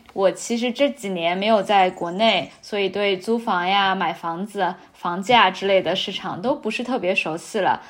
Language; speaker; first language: Chinese; native; Chinese